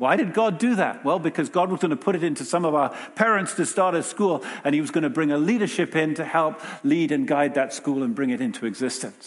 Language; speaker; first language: English; native; English